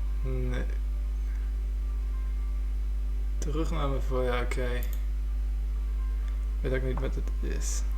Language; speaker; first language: Dutch; non-native, fluent; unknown